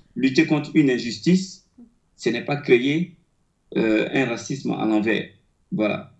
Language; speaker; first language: French; non-native, local second language; Akan